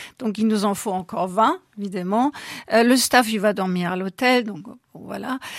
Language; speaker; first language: French; non-native, fluent; German